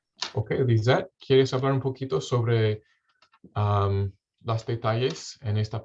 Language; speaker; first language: Spanish; non-native, fluent; English